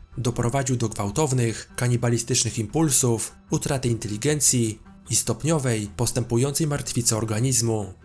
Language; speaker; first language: Polish; native; Polish